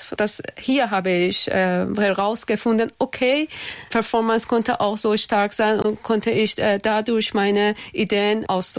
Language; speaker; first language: German; non-native, learner; Persian